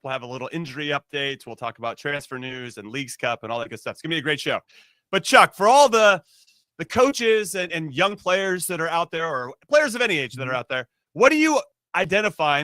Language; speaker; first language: English; native; English